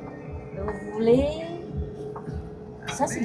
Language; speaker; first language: French; native; French